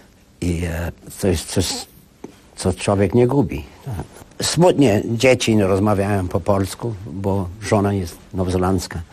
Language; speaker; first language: Polish; early bilingual, heritage; Polish